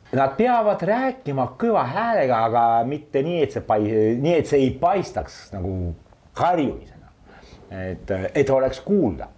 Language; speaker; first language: Estonian; non-native, fluent; Russian